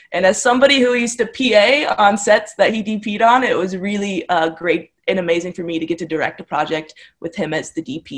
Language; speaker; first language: English; native; English